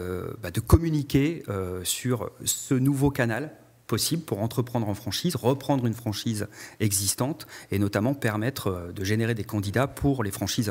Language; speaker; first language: French; native; French